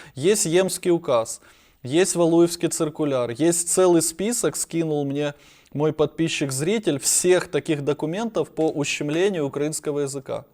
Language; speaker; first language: Russian; native; Russian